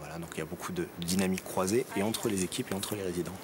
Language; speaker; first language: French; native; French